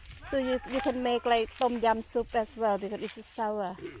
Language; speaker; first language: English; non-native, fluent; Thai